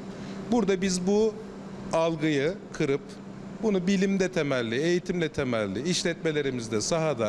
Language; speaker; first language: Turkish; native; Turkish